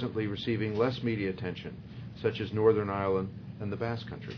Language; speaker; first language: English; native; English